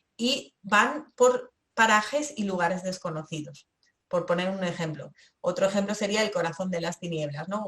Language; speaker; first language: Spanish; native; Spanish